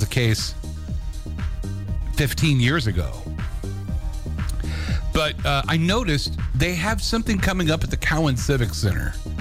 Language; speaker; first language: English; native; English